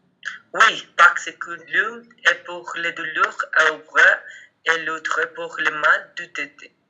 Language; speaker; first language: French; non-native, learner; Spanish